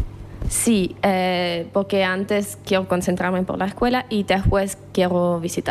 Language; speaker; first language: Spanish; non-native, fluent; German